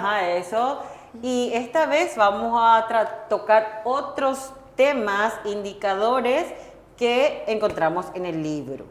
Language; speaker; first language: Spanish; non-native, fluent; Korean